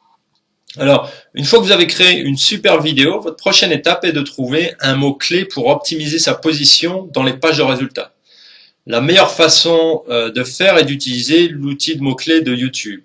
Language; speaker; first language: French; native; French